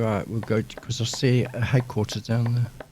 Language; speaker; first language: English; native; English